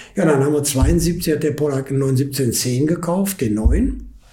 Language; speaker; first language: German; native; German